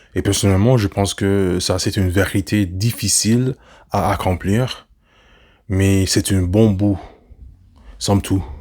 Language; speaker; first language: French; non-native, learner; English